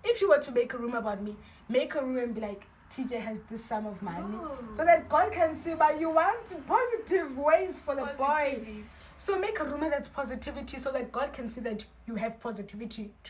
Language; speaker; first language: English; non-native, local second language; Xhosa